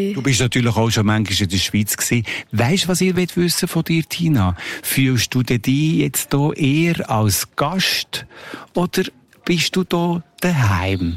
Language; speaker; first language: German; native; German